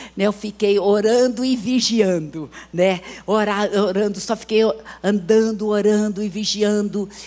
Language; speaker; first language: Portuguese; early bilingual, other home language; English